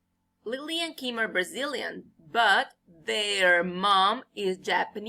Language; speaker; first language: English; non-native, fluent; Spanish